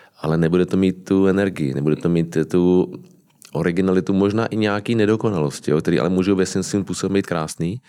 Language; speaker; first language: Czech; native; Czech